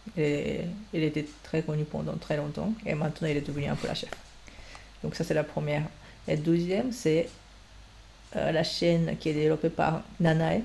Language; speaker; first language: French; non-native, fluent; Japanese